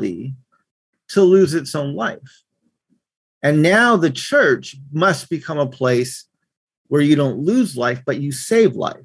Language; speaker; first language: English; native; English